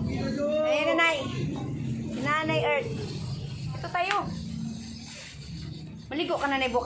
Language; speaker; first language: Filipino; non-native, local second language; Cebuano